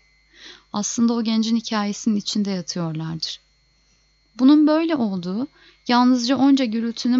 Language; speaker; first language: Turkish; native; Turkish